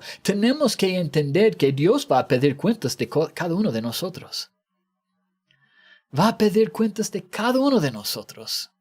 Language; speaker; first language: Spanish; non-native, fluent; English